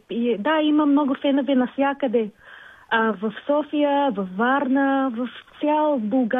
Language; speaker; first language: Bulgarian; non-native, learner; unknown